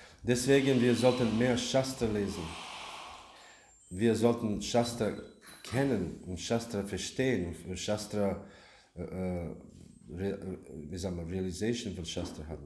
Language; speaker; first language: German; non-native, learner; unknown